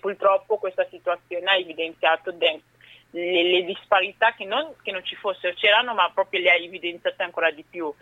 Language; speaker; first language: Italian; early bilingual, other home language; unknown